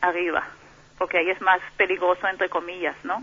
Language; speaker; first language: Spanish; non-native, fluent; Hebrew